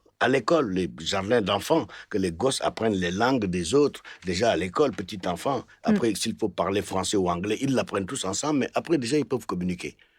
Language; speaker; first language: French; non-native, local second language; Wolof